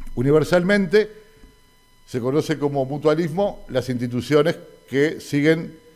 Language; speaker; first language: Spanish; native; Spanish